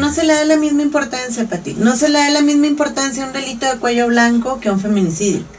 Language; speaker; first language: Spanish; native; Spanish